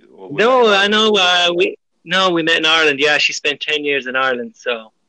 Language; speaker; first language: English; native; English